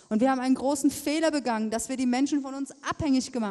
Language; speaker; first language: German; native; German